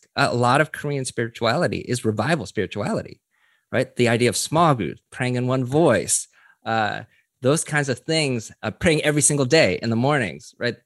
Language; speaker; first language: English; early bilingual, other home language; Korean